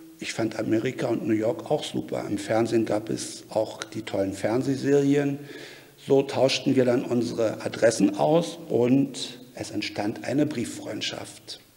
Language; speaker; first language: German; native; German